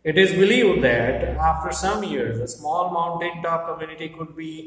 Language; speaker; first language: English; non-native, local second language; Gujarati